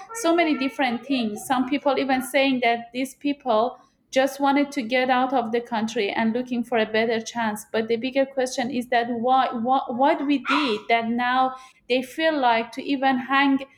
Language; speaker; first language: English; non-native, fluent; Persian